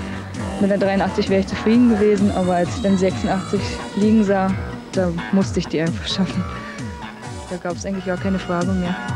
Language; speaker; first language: German; native; German